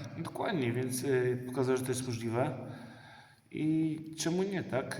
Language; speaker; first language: Polish; early bilingual, heritage; Polish